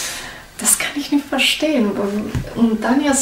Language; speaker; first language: German; non-native, learner; Italian